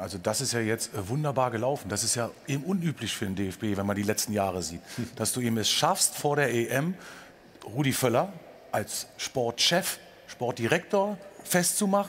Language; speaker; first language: German; native; German